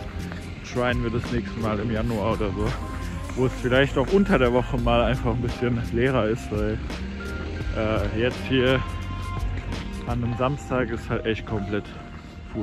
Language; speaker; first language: German; native; German